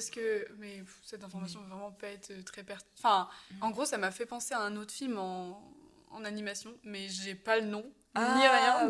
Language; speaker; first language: French; native; French